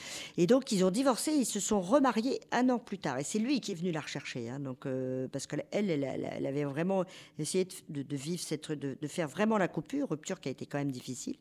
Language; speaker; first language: French; native; French